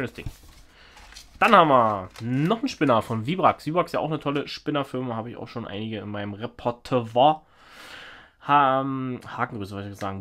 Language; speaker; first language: German; native; German